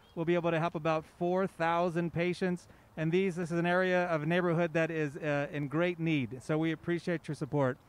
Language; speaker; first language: English; native; English